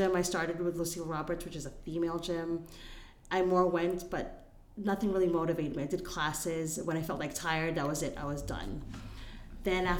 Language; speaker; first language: English; non-native, local second language; Filipino